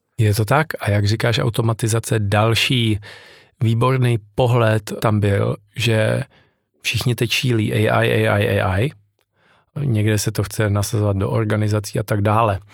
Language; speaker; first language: Czech; native; Czech